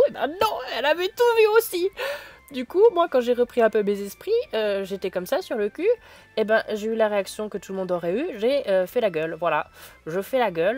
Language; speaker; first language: French; native; French